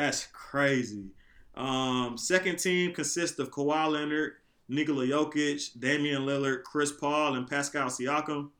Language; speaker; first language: English; native; English